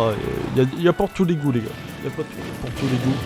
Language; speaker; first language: French; native; French